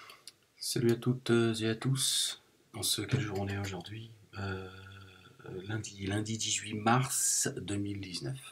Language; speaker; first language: French; native; French